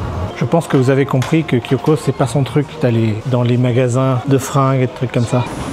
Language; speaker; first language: French; native; French